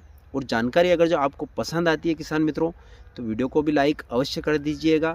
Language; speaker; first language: Hindi; native; Hindi